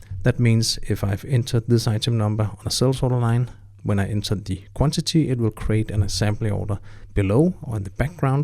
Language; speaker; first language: English; non-native, fluent; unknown